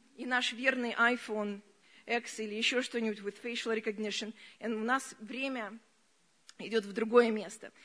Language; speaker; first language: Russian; early bilingual, other home language; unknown